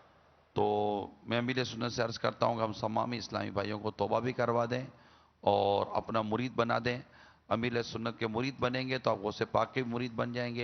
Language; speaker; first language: Urdu; native; Urdu